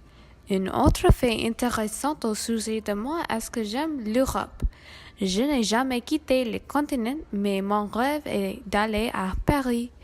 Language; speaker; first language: French; non-native, learner; English